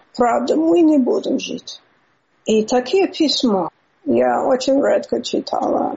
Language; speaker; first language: Russian; non-native, learner; English